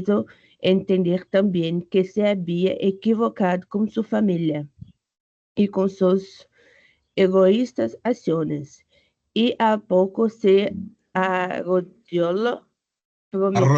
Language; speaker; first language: Spanish; non-native, learner; Portuguese